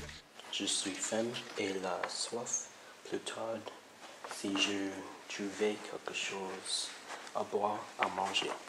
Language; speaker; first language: French; non-native, learner; English